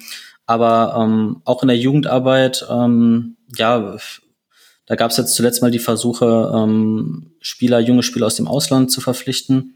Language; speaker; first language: German; native; German